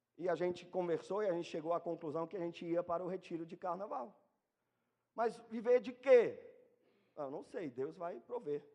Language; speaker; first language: Portuguese; non-native, fluent; German